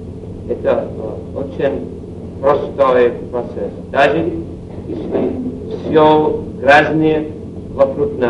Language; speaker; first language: Russian; non-native, learner; English